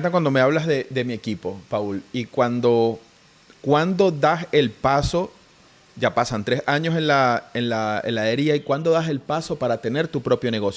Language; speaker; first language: Spanish; native; Spanish